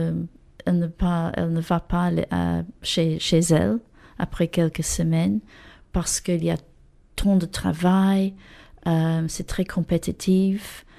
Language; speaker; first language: French; non-native, fluent; English